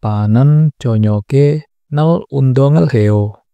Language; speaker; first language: Korean; non-native, learner; Indonesian